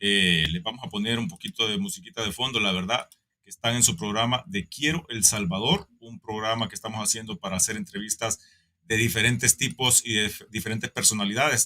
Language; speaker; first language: Spanish; native; Spanish